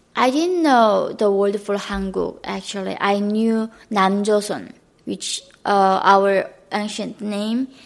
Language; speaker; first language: English; non-native, fluent; Korean